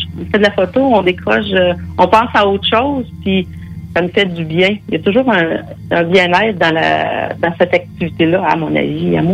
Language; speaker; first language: French; native; French